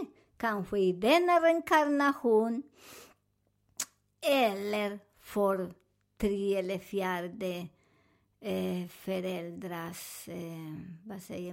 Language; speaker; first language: Swedish; non-native, learner; Spanish